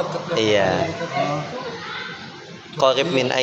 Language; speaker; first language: Arabic; non-native, fluent; Indonesian